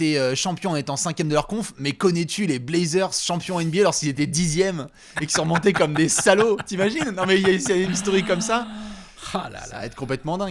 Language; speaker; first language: French; native; French